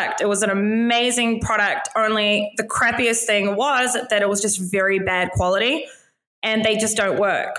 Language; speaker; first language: English; native; English